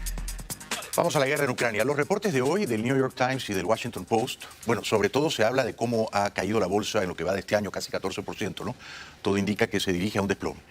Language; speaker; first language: Spanish; native; Spanish